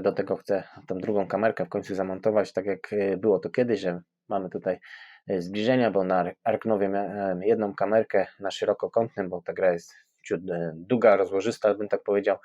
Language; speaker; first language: Polish; native; Polish